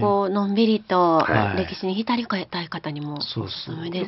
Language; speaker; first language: Japanese; native; Japanese